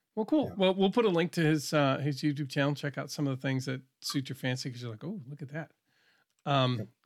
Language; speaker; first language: English; native; English